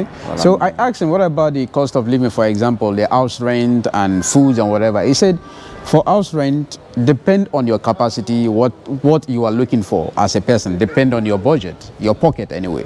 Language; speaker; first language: English; non-native, fluent; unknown